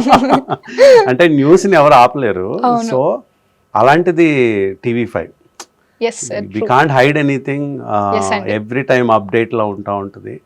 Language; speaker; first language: Telugu; native; Telugu